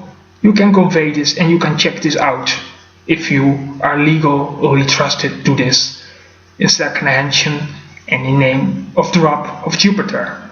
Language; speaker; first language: English; non-native, fluent; Dutch